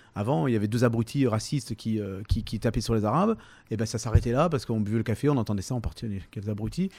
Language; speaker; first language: French; native; French